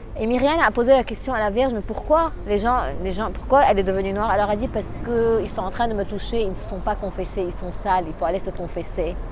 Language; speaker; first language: French; non-native, local second language; Arabic